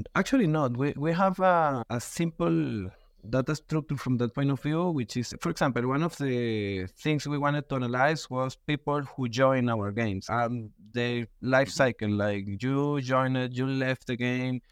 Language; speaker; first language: English; non-native, fluent; Spanish